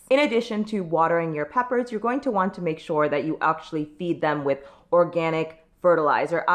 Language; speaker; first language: English; native; English